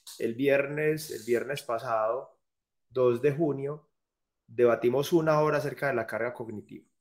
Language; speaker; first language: Spanish; native; Spanish